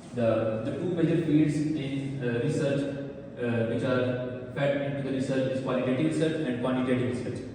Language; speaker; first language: English; non-native, local second language; Urdu